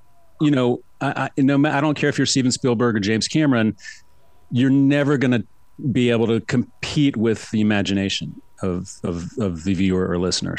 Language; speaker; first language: English; native; English